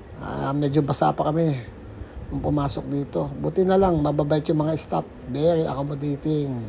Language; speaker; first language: Filipino; native; Filipino